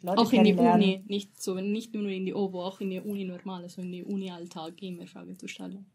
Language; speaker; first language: German; non-native, learner; Italian